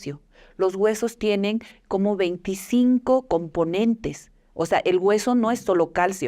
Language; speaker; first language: Spanish; native; Spanish